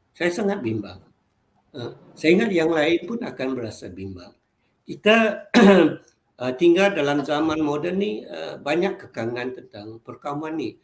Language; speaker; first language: Malay; non-native, local second language; Chinese